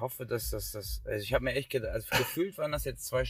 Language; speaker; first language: German; native; German